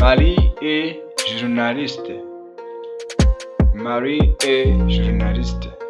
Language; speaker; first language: French; non-native, local second language; Kinyarwanda